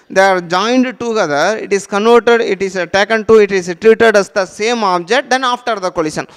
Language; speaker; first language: English; non-native, local second language; Tamil